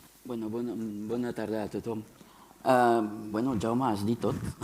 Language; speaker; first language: Catalan; non-native, fluent; French